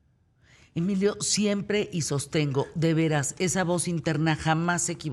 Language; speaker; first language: Spanish; native; Spanish